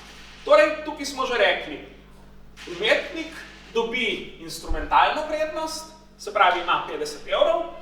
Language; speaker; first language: Slovenian; native; Slovenian